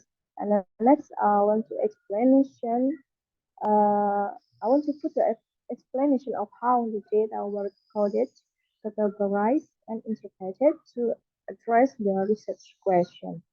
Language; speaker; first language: English; non-native, learner; Indonesian